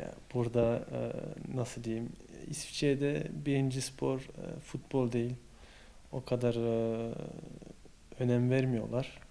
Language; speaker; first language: Turkish; early bilingual, heritage; Turkish